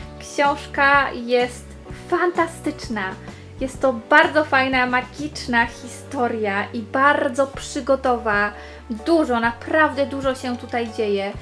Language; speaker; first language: Polish; native; Polish